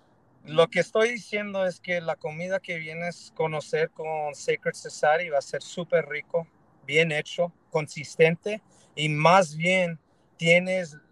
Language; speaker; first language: Spanish; early bilingual, heritage; Spanish